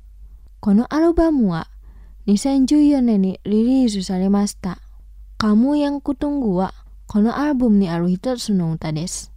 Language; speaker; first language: Japanese; non-native, fluent; Indonesian